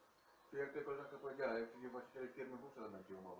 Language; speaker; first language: Polish; native; Polish